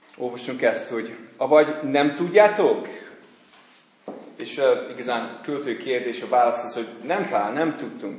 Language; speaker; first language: Hungarian; non-native, fluent; English